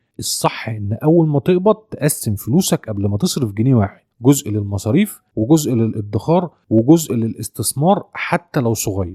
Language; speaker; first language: Arabic; native; Arabic